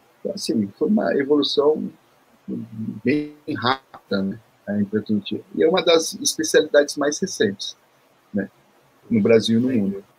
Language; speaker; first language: Portuguese; early bilingual, other home language; Korean